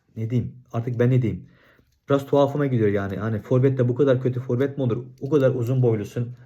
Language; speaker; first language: Turkish; non-native, fluent; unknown